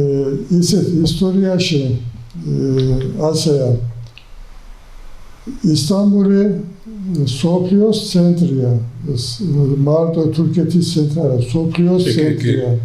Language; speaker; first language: Georgian; early bilingual, heritage; Georgian